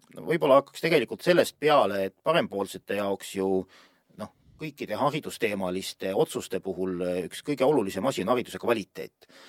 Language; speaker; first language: Estonian; native; Estonian